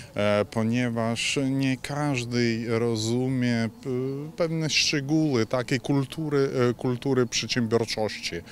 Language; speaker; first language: Polish; non-native, fluent; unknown